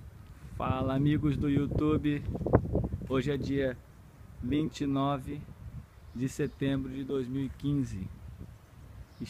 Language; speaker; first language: Portuguese; native; Portuguese